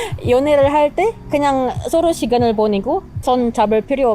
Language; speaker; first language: Korean; non-native, learner; Indonesian